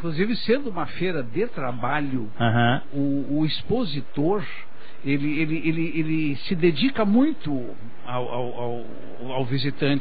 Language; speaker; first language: Portuguese; native; Portuguese